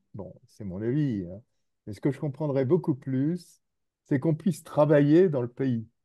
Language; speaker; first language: French; native; French